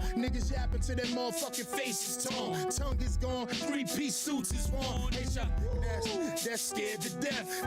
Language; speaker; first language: English; native; English